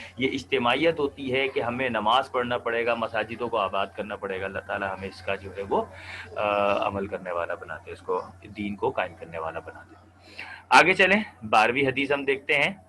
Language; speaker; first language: Urdu; native; Urdu